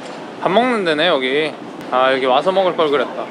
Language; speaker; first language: Korean; native; Korean